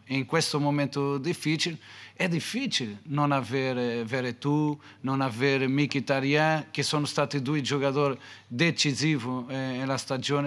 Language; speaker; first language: Italian; non-native, fluent; Portuguese